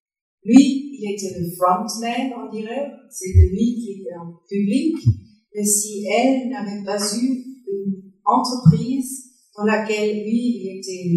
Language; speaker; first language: French; non-native, fluent; German